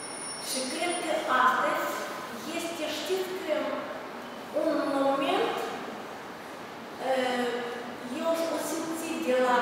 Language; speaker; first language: Romanian; non-native, local second language; Russian